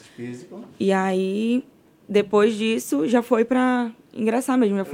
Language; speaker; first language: Portuguese; native; Portuguese